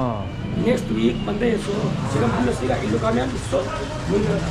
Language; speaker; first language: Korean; non-native, learner; Hindi